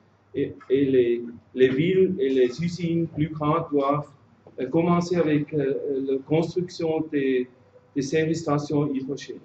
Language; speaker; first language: French; non-native, fluent; German